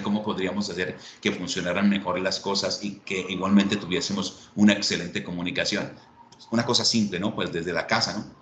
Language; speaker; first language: Spanish; native; Spanish